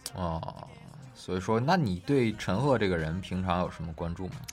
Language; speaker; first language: Chinese; native; Chinese